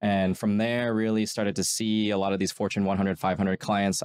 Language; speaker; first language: English; native; English